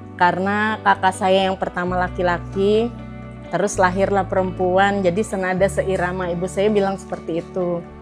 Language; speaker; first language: Indonesian; native; Indonesian